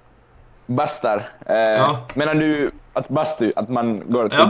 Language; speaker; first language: Swedish; non-native, local second language; Finnish